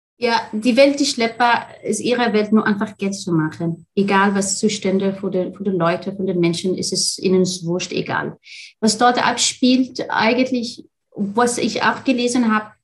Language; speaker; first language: German; non-native, fluent; Arabic